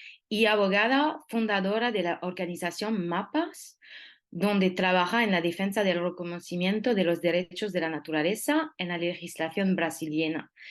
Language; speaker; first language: Spanish; non-native, fluent; French